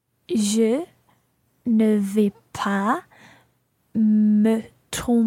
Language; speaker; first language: French; non-native, learner; English